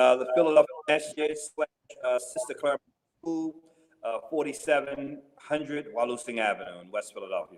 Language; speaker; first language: English; native; English